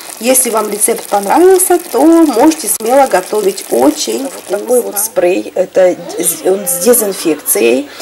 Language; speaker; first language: Russian; native; Russian